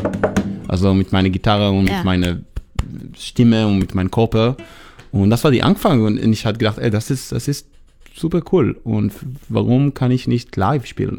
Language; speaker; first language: German; non-native, learner; Hebrew